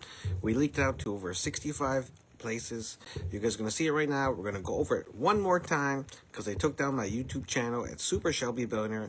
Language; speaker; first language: English; native; English